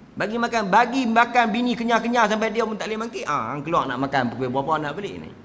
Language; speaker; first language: Malay; native; Malay